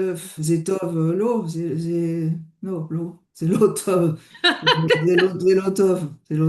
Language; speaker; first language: Hebrew; non-native, learner; French